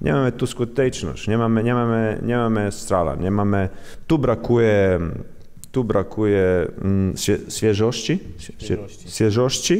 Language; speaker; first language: Polish; non-native, learner; Croatian